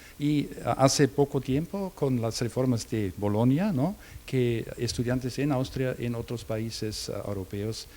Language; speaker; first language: Spanish; non-native, learner; German